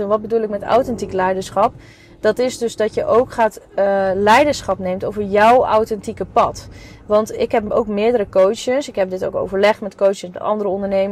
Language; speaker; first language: Dutch; native; Dutch